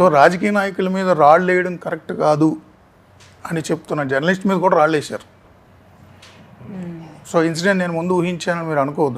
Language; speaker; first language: Telugu; native; Telugu